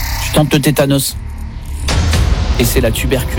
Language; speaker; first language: French; native; French